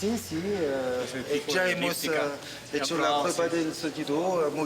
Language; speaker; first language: Spanish; non-native, learner; French